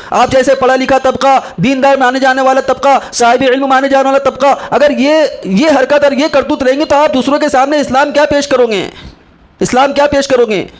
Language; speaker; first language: Urdu; native; Urdu